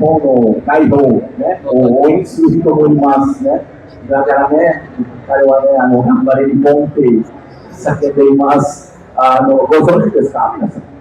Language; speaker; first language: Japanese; non-native, fluent; Portuguese